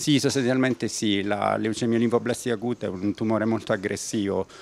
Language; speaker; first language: Italian; native; Italian